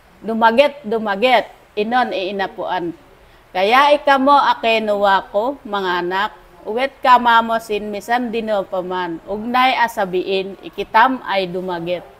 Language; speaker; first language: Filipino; non-native, local second language; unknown